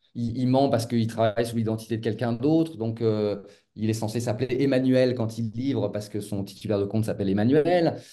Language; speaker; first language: French; native; French